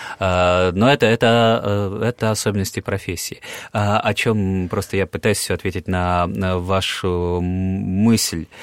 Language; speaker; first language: Russian; native; Russian